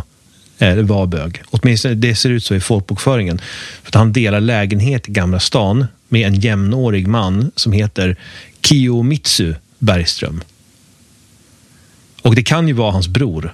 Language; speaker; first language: Swedish; native; Swedish